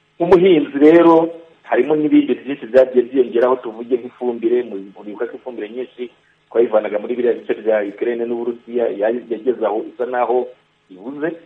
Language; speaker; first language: Kinyarwanda; native; Kinyarwanda